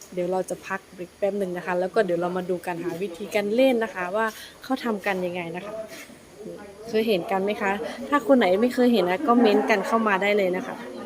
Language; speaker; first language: Thai; native; Thai